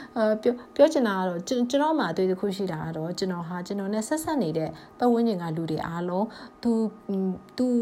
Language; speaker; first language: Burmese; non-native, local second language; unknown